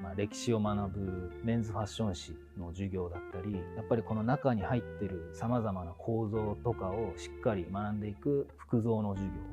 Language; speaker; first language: Japanese; non-native, fluent; Korean